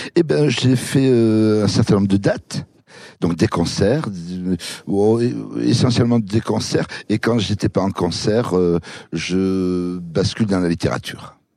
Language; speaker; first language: French; early bilingual, other home language; Kabyle